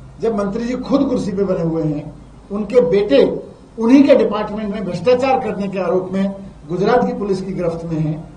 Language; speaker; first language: Hindi; native; Hindi